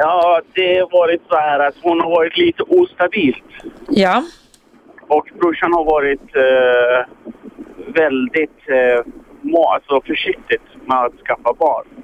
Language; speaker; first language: Swedish; early bilingual, other home language; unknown